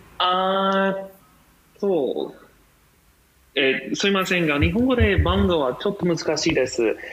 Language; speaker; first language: Japanese; non-native, learner; English